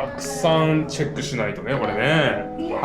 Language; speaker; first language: Japanese; native; Japanese